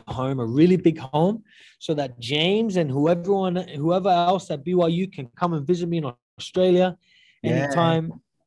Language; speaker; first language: English; native; English